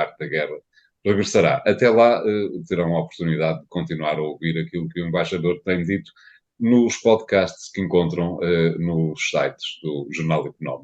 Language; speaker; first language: Portuguese; native; Portuguese